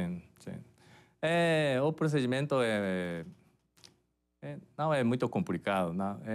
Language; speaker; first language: Portuguese; non-native, fluent; Japanese